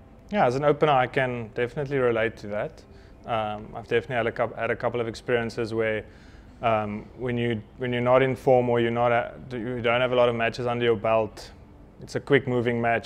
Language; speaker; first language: English; non-native, local second language; Afrikaans